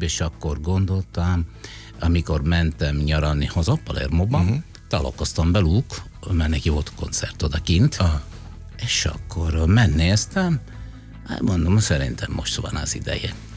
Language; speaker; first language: Hungarian; non-native, fluent; Italian